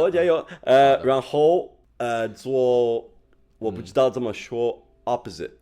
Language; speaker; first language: Chinese; non-native, fluent; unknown